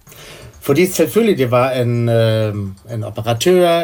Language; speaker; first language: Danish; non-native, fluent; German